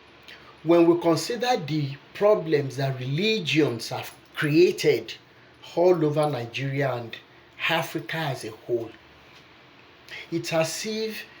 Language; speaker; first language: English; non-native, local second language; Yoruba